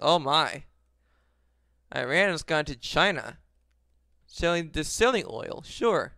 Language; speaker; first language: English; native; English